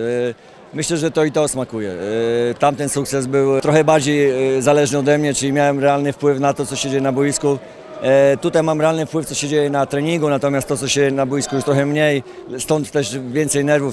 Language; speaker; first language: Polish; native; Polish